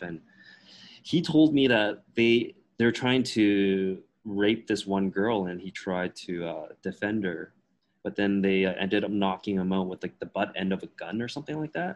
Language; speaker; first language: English; non-native, fluent; Min Nan Chinese